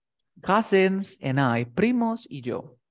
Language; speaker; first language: English; non-native, fluent; Spanish